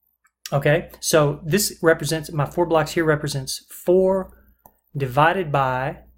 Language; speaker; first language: English; native; English